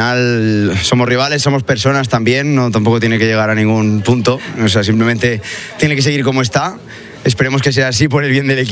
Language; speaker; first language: Spanish; native; Spanish